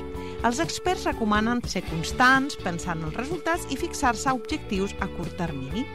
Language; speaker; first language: Catalan; native; Catalan